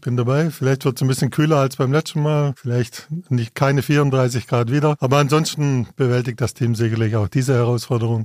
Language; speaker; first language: German; native; German